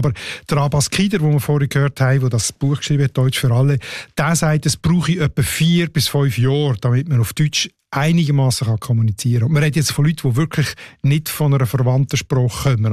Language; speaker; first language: German; native; German